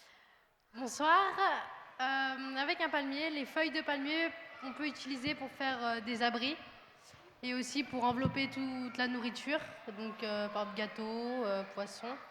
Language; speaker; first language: French; early bilingual, other home language; Khmer